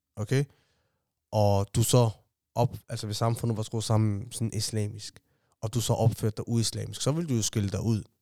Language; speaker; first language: Danish; early bilingual, other home language; Somali